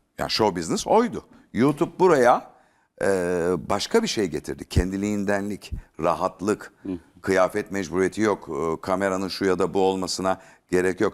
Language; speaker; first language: Turkish; native; Turkish